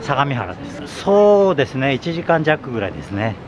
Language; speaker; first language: Japanese; native; Japanese